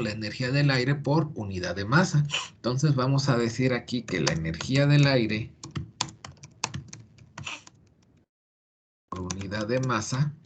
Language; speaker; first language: Spanish; native; Spanish